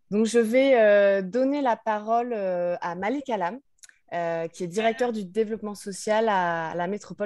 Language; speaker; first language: French; native; French